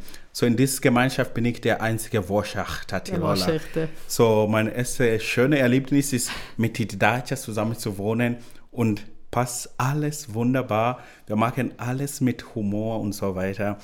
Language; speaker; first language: German; non-native, learner; Swahili